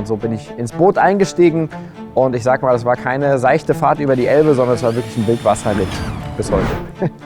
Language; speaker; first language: German; native; German